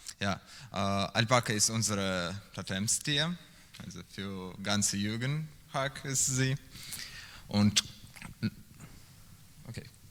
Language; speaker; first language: German; non-native, learner; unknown